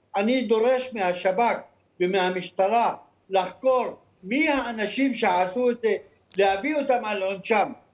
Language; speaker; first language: Hebrew; non-native, local second language; Arabic